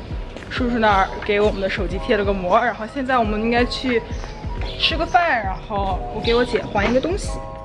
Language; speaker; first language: Chinese; early bilingual, heritage; Chinese